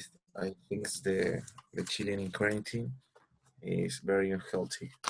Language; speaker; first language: English; non-native, learner; Spanish